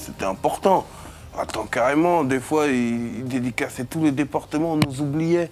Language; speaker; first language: French; native; French